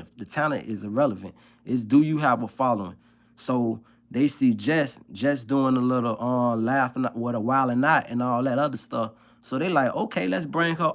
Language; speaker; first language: English; native; English